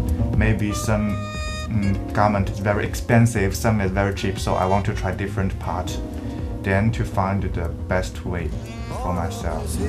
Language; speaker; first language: English; non-native, learner; Chinese